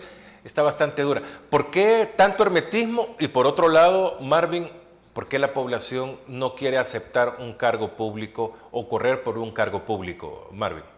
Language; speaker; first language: Spanish; native; Spanish